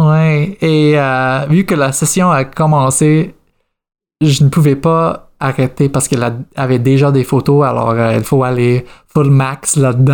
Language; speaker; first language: French; non-native, fluent; English